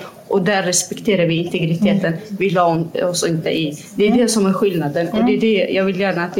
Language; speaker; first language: Swedish; non-native, fluent; Kurdish